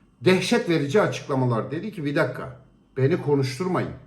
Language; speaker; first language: Turkish; native; Turkish